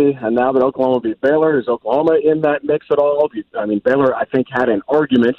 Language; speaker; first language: English; native; English